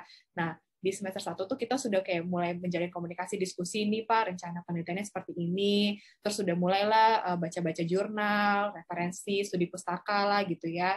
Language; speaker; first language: Indonesian; native; Indonesian